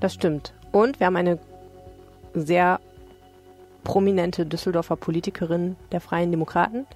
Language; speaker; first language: German; native; German